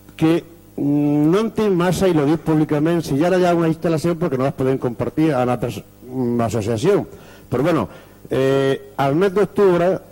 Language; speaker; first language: Catalan; non-native, local second language; Spanish